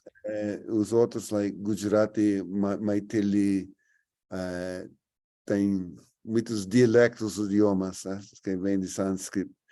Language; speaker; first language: Portuguese; non-native, fluent; English